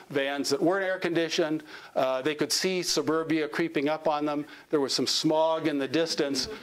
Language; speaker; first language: English; native; English